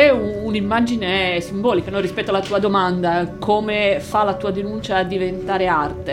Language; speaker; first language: Italian; native; Italian